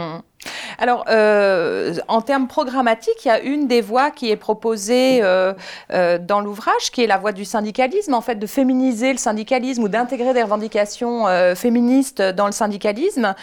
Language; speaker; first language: French; native; French